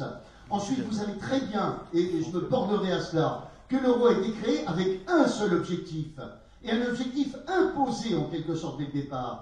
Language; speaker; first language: French; native; French